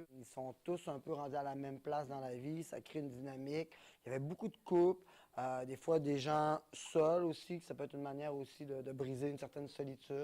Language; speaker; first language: French; native; French